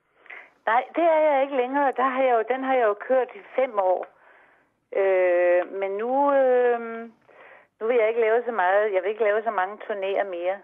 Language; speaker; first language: Danish; native; Danish